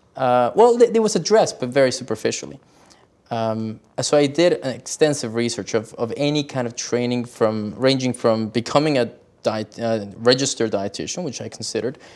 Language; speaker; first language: English; early bilingual, other home language; Spanish